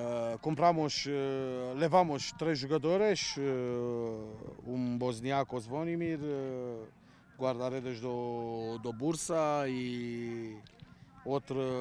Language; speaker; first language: Portuguese; non-native, learner; Romanian